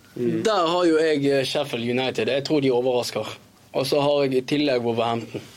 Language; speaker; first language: Norwegian; early bilingual, other home language; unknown